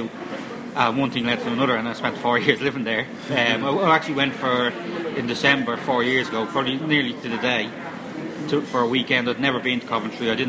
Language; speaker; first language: English; native; English